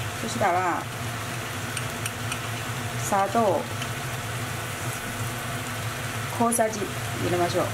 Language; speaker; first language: Japanese; non-native, learner; Chinese